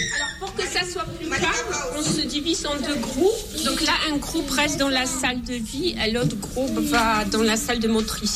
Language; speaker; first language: French; native; French